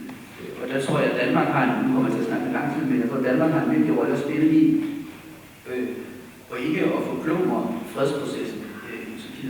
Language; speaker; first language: Danish; native; Danish